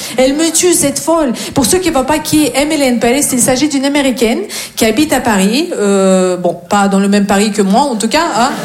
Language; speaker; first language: French; non-native, fluent; Russian